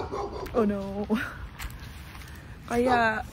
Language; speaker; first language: Filipino; native; Filipino